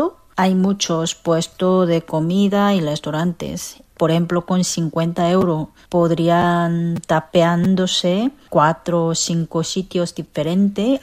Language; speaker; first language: Spanish; non-native, fluent; Korean